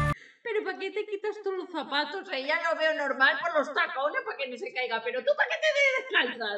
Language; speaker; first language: Spanish; native; Spanish